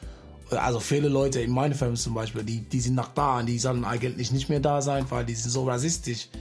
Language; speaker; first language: German; non-native, fluent; English